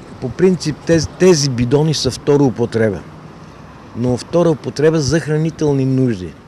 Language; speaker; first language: Bulgarian; native; Bulgarian